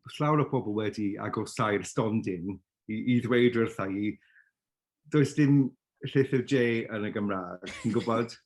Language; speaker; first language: Welsh; non-native, local second language; English